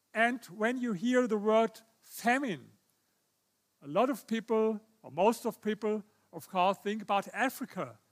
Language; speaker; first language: English; non-native, fluent; German